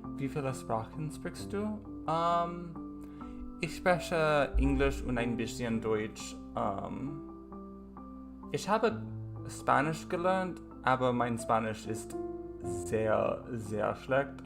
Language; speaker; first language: German; non-native, learner; English